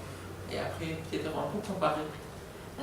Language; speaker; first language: French; non-native, learner; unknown